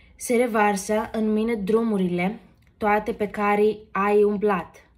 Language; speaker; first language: Romanian; non-native, learner; Greek